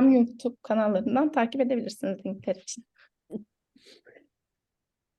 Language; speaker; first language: Turkish; native; Turkish